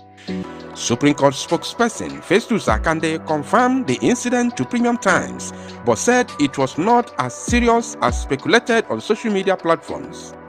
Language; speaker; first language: English; non-native, local second language; Igbo